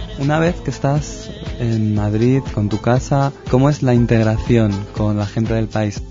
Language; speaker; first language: Spanish; native; Spanish